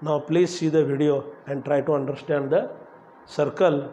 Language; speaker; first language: English; non-native, local second language; Marathi